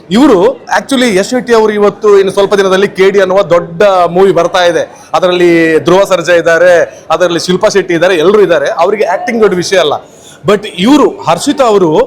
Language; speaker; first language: Kannada; non-native, local second language; Tulu